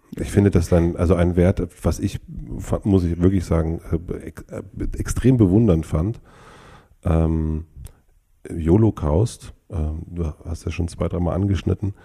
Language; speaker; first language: German; native; German